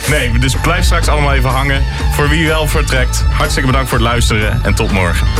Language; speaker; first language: Dutch; native; Dutch